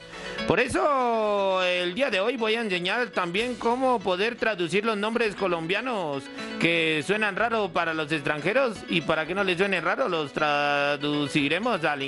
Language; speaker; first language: Spanish; native; Spanish